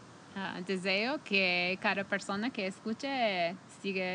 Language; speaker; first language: Spanish; non-native, fluent; English